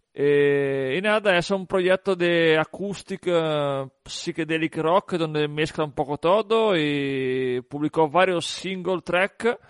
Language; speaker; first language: Spanish; non-native, fluent; Italian